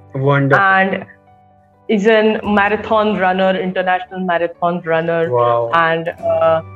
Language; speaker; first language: English; non-native, local second language; Marathi